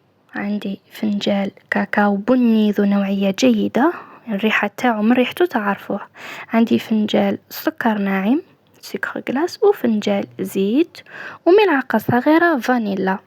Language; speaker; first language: Arabic; native; Arabic